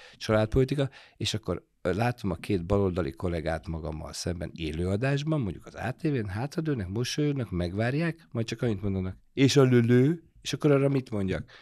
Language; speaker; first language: Hungarian; native; Hungarian